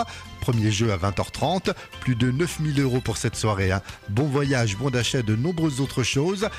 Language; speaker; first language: French; native; French